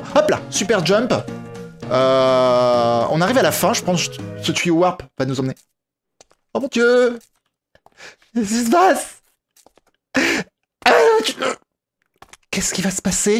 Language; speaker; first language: French; native; French